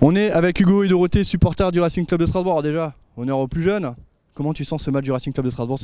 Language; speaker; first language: French; native; French